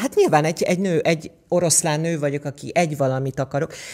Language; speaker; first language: Hungarian; native; Hungarian